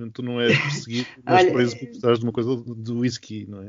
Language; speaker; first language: Portuguese; native; Portuguese